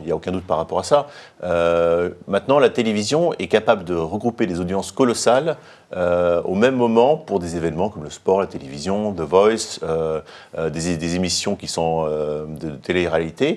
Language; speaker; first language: French; native; French